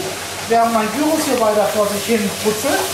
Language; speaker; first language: German; native; German